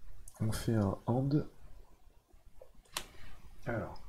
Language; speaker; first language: French; native; French